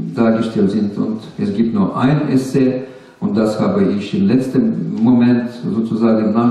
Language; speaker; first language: German; non-native, learner; Russian